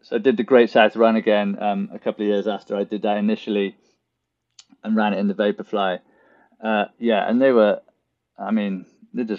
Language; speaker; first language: English; native; English